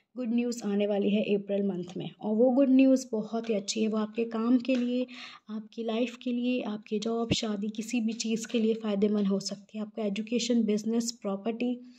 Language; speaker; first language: Hindi; native; Hindi